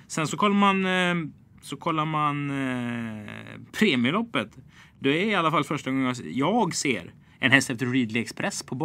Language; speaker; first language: Swedish; native; Swedish